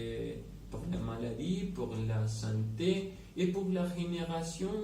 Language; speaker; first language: French; non-native, learner; Spanish